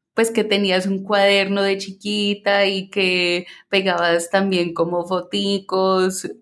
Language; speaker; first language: Spanish; early bilingual, heritage; Spanish